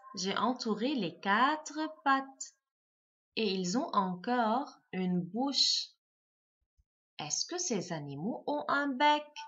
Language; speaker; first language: French; non-native, local second language; Arabic